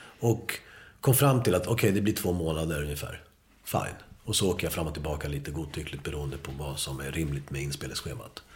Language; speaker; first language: Swedish; early bilingual, other home language; Spanish